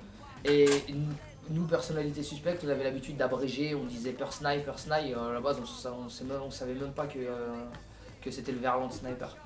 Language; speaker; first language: French; native; French